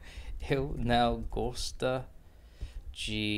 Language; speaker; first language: Portuguese; non-native, learner; English